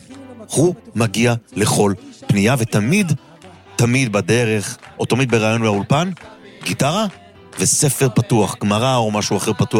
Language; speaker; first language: Hebrew; native; Hebrew